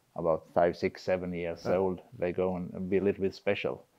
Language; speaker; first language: English; non-native, fluent; Swedish